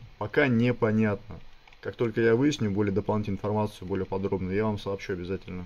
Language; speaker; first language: Russian; native; Russian